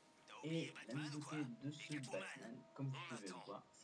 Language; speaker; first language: French; native; French